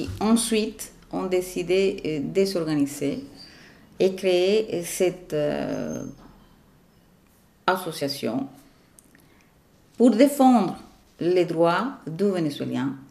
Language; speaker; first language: French; non-native, fluent; Spanish